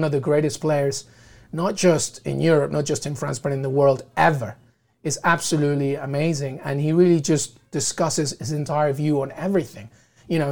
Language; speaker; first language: English; native; English